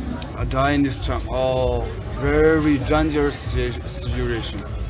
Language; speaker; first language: English; non-native, learner; Tibetan